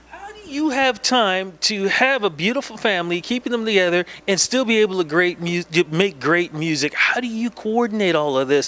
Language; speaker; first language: English; native; English